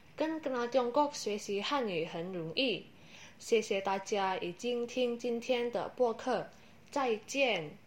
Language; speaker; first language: Chinese; non-native, learner; Indonesian